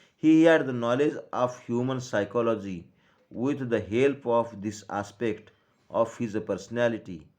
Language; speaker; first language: English; non-native, local second language; Marathi